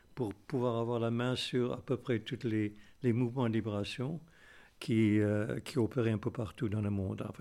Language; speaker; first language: French; non-native, fluent; Afrikaans